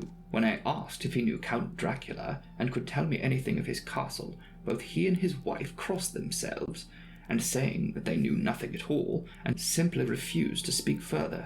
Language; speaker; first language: English; native; English